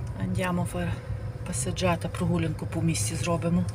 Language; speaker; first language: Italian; non-native, learner; Ukrainian